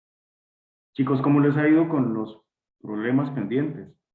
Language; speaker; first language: Spanish; native; Spanish